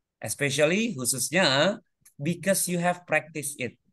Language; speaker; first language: English; non-native, fluent; Indonesian